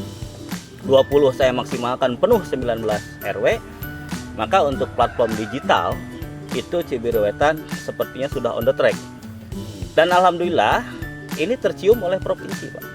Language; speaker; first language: Indonesian; non-native, local second language; Sundanese